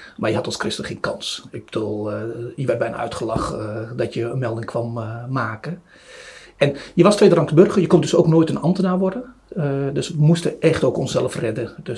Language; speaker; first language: Dutch; early bilingual, other home language; Turoyo